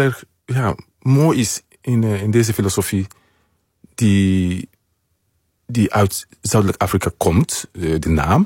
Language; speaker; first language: Dutch; non-native, fluent; Mandingo